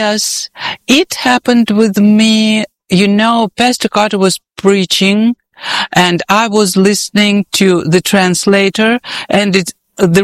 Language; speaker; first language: English; non-native, fluent; Russian